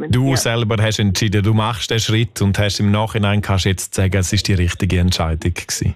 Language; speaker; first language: German; native; German